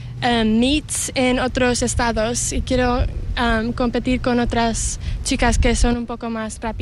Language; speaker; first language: Spanish; early bilingual, heritage; English